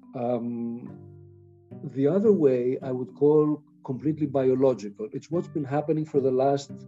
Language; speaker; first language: English; non-native, fluent; Greek